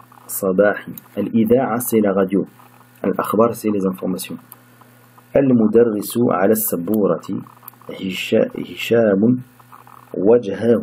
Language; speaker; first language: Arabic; non-native, fluent; French